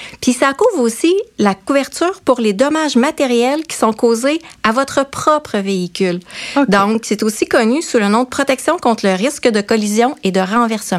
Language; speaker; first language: French; native; French